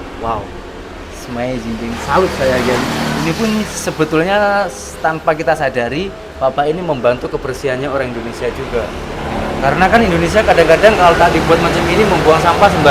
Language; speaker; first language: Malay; non-native, local second language; Javanese